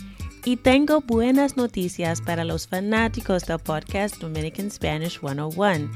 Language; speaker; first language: Spanish; non-native, fluent; English